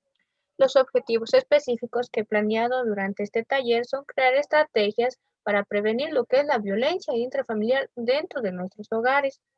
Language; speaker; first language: Spanish; native; Spanish